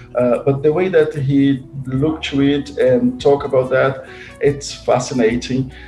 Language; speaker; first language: English; non-native, fluent; Portuguese